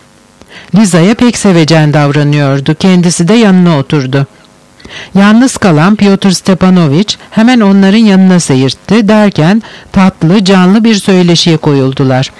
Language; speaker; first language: Turkish; native; Turkish